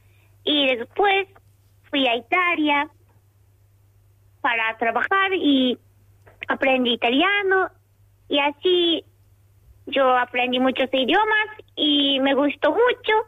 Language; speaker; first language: Spanish; non-native, learner; Japanese